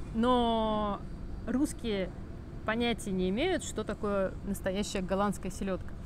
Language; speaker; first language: Russian; native; Russian